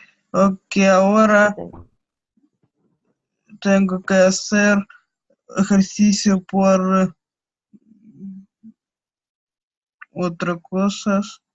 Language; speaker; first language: Spanish; non-native, learner; Russian